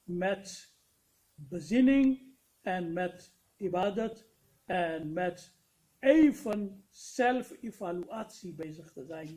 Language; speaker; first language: Dutch; non-native, fluent; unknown